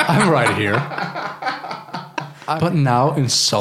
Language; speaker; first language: English; non-native, fluent; Dutch